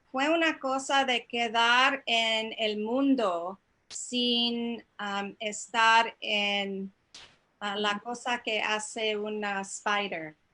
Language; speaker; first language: Spanish; non-native, learner; English